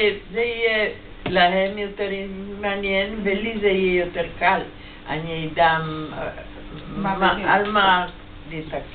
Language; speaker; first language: Hebrew; non-native, fluent; Yiddish